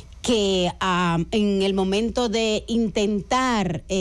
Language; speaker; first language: Spanish; native; Spanish